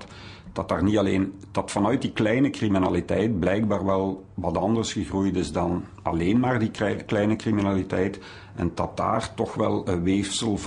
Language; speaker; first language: Dutch; native; Dutch